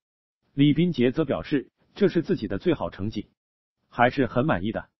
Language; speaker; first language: Chinese; native; Chinese